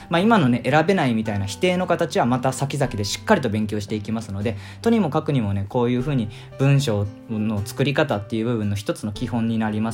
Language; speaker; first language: Japanese; native; Japanese